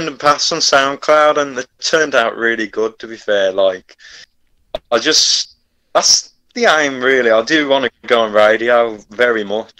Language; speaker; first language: English; native; English